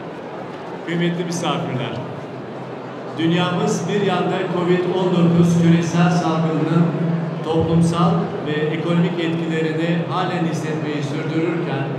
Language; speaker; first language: Turkish; native; Turkish